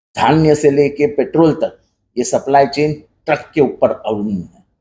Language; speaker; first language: Hindi; non-native, local second language; Marathi